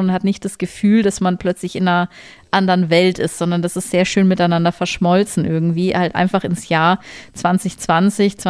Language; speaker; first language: German; native; German